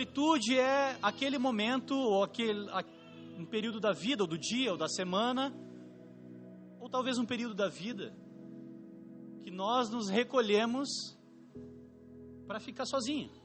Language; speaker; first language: Portuguese; native; Portuguese